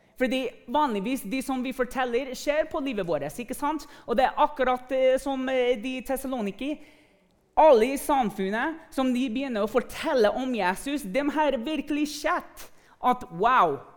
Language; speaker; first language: Norwegian; non-native, fluent; English